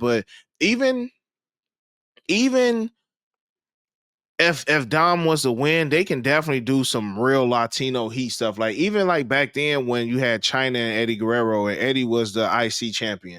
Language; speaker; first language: English; native; English